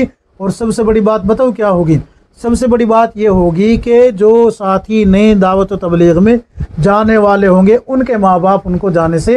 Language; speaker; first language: Urdu; native; Urdu